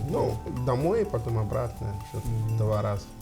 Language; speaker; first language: Russian; non-native, learner; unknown